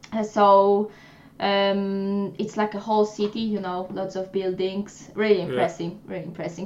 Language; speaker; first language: English; non-native, fluent; Polish